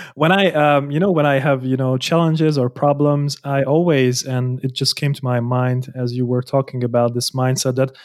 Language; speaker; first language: English; non-native, fluent; Hungarian